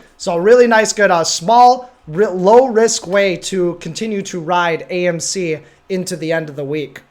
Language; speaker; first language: English; native; English